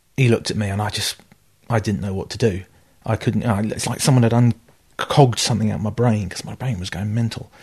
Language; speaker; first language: English; native; English